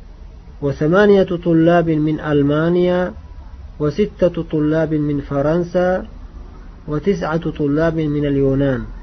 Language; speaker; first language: Arabic; non-native, fluent; Uzbek